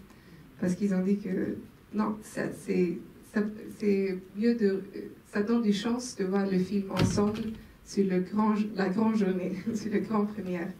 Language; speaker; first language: French; non-native, local second language; Swedish